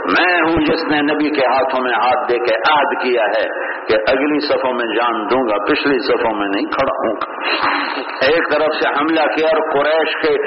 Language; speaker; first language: Urdu; non-native, local second language; Punjabi